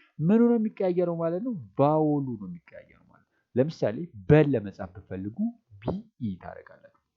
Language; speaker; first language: Amharic; native; Amharic